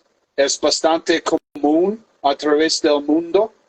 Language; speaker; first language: Spanish; non-native, fluent; English